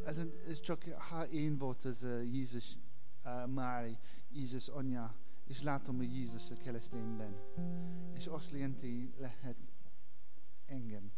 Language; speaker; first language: Hungarian; non-native, learner; English